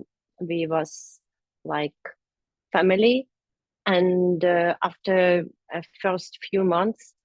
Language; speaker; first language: English; non-native, learner; Ukrainian